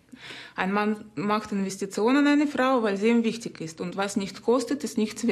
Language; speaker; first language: German; non-native, fluent; Russian